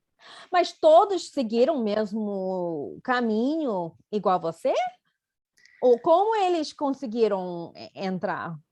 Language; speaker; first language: Portuguese; non-native, fluent; English